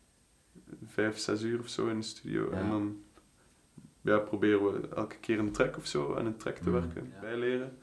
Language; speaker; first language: Dutch; native; Dutch